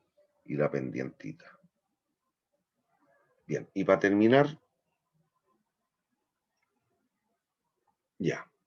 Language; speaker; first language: Spanish; native; Spanish